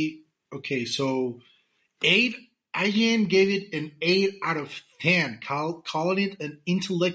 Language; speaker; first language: English; non-native, fluent; Spanish